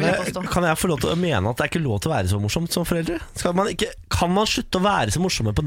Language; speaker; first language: Norwegian; native; Norwegian